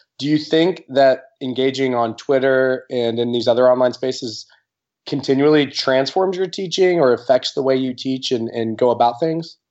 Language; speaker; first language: English; native; English